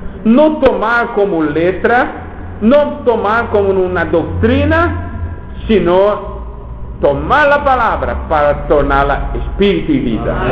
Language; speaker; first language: Spanish; non-native, fluent; Portuguese